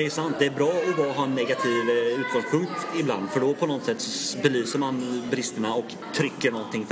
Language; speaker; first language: Swedish; native; Swedish